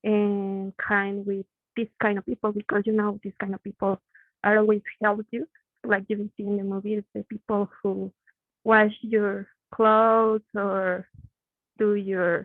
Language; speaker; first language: English; non-native, learner; Spanish